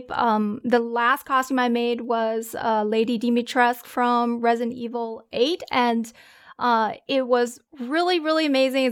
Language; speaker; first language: English; non-native, fluent; Chinese